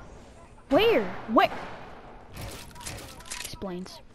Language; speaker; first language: English; native; English